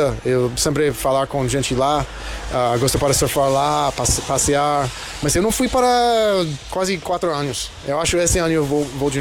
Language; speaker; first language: Portuguese; non-native, learner; English